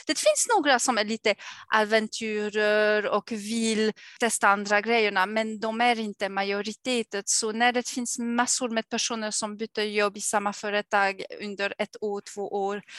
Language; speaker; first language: Swedish; non-native, fluent; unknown